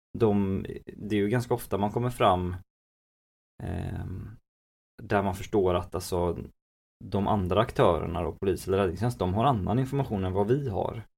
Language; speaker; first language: Swedish; native; Swedish